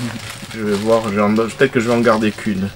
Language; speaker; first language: French; native; French